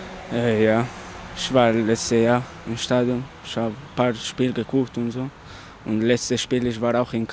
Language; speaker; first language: German; non-native, learner; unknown